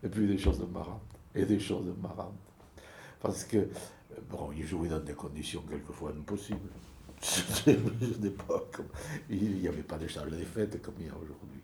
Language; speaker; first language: French; native; French